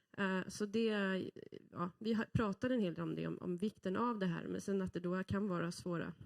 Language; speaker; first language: Swedish; native; Swedish